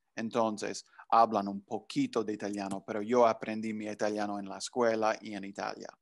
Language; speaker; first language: Spanish; non-native, fluent; English